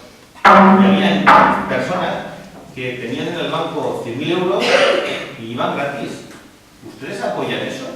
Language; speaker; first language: Spanish; native; Spanish